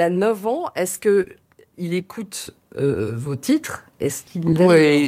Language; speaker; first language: French; native; French